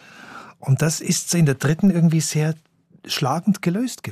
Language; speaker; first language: German; native; German